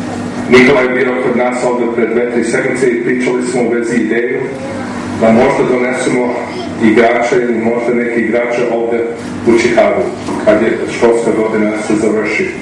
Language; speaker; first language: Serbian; early bilingual, heritage; Serbian